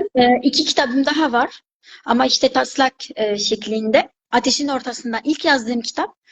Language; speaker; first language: Turkish; non-native, fluent; Arabic